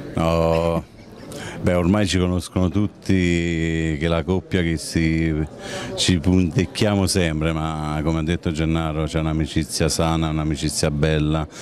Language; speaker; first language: Italian; native; Italian